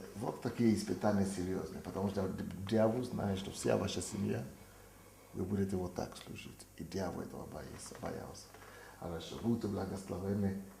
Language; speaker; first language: Russian; non-native, fluent; Yoruba